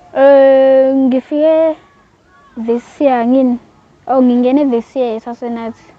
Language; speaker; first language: Zulu; native; Zulu